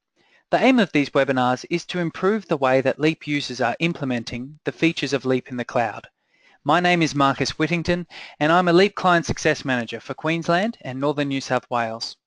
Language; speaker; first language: English; native; English